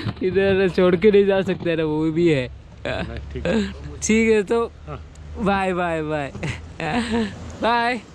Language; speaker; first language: Hindi; non-native, local second language; Malayalam